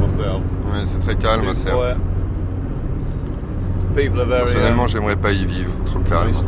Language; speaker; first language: French; non-native, local second language; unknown